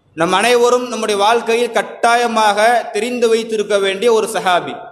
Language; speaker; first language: Tamil; native; Tamil